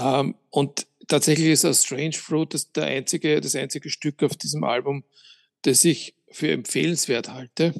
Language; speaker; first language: German; native; German